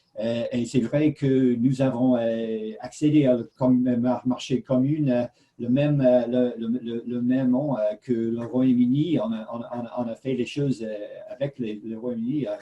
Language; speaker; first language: French; non-native, fluent; English